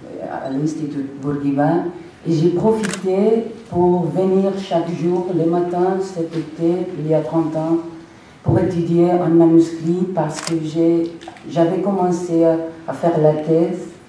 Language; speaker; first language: French; non-native, fluent; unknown